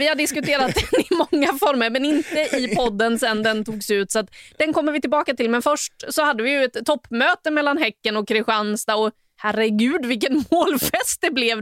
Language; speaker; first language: Swedish; native; Swedish